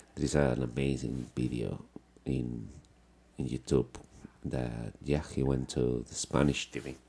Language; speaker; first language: English; non-native, fluent; Spanish